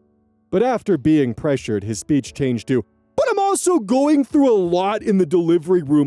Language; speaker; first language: English; native; English